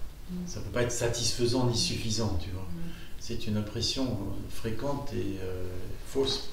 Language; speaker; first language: French; native; French